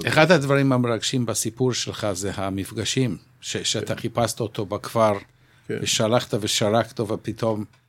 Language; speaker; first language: Hebrew; non-native, fluent; English